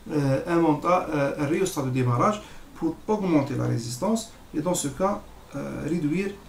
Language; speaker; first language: French; non-native, local second language; Arabic